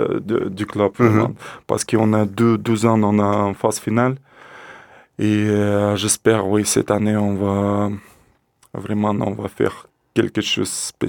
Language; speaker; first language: French; non-native, learner; Russian